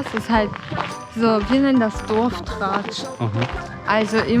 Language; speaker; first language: German; native; German